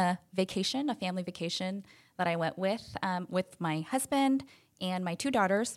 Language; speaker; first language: English; native; English